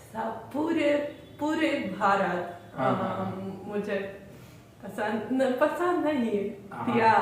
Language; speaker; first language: Hindi; non-native, learner; Russian